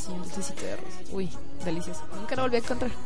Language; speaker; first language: Spanish; native; Spanish